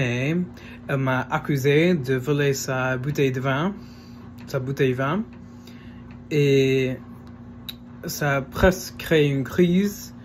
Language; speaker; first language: French; non-native, fluent; English